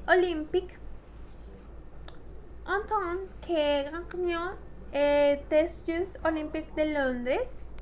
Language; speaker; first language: French; non-native, learner; Spanish